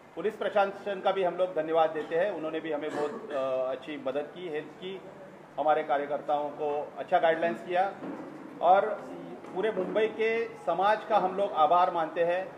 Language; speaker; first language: Hindi; non-native, local second language; Marathi